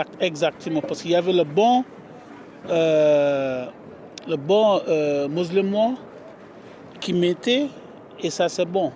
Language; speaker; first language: French; non-native, learner; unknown